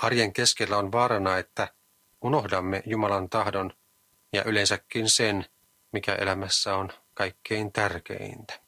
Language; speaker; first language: Finnish; native; Finnish